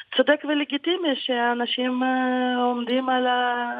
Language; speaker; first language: Hebrew; non-native, fluent; Ukrainian